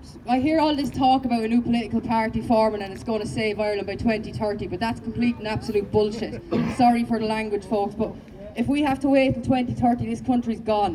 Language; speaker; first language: English; native; English